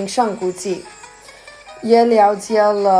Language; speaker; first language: Chinese; early bilingual, heritage; Chinese